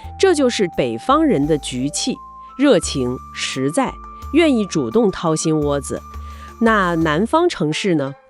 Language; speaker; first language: Chinese; native; Chinese